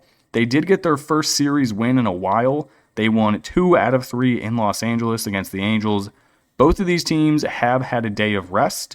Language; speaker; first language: English; native; English